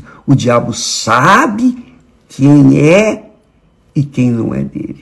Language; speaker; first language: Portuguese; native; Portuguese